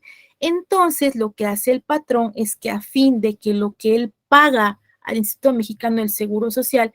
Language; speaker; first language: Spanish; native; Spanish